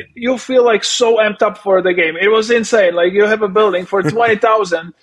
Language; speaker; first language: English; non-native, fluent; Czech